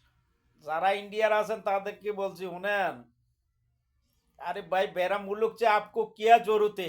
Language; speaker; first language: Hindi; non-native, learner; Bangla